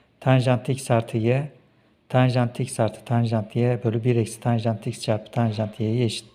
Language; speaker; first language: Turkish; native; Turkish